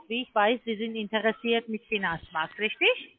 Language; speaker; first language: German; non-native, learner; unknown